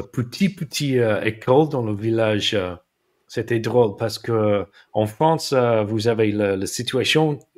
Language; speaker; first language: French; non-native, learner; English